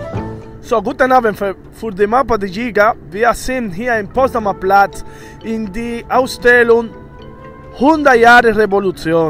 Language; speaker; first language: German; non-native, learner; Italian